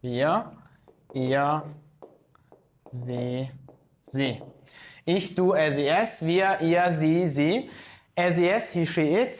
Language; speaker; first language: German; non-native, fluent; Azerbaijani